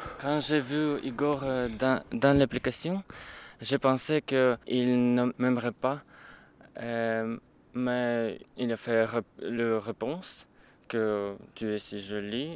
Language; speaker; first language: French; non-native, learner; Ukrainian